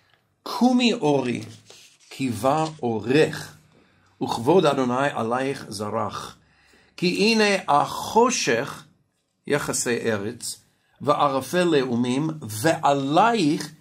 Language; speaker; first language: Hebrew; non-native, fluent; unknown